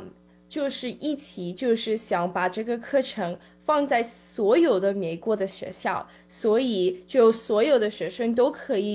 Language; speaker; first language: Chinese; early bilingual, heritage; Chinese